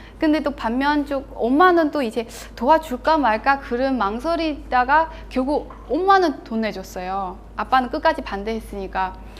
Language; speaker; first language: Korean; non-native, fluent; Chinese